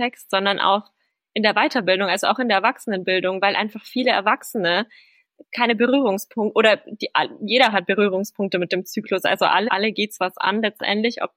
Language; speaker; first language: German; native; German